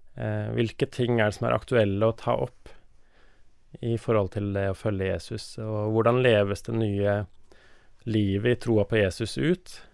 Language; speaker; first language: Norwegian; native; Norwegian